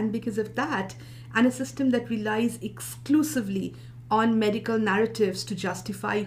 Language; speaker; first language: English; non-native, local second language; Bangla